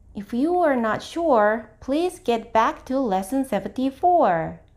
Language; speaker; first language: English; non-native, fluent; Japanese